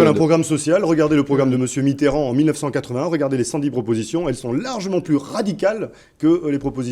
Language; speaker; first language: French; native; French